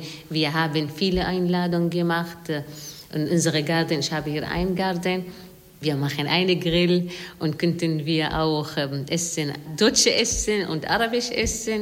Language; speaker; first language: German; non-native, learner; Arabic